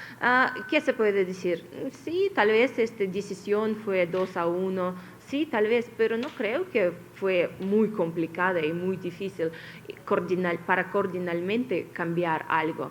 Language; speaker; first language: Spanish; non-native, fluent; Russian